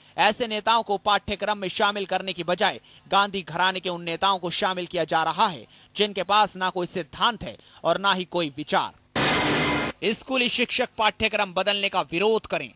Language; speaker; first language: Hindi; native; Hindi